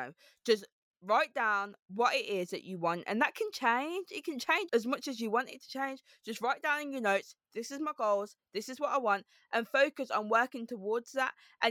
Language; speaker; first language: English; native; English